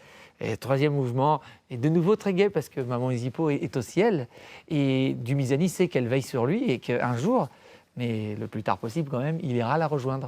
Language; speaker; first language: French; native; French